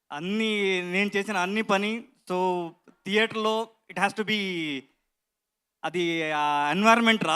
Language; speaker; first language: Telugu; non-native, learner; Kannada